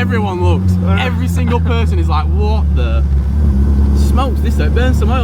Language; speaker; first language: English; native; English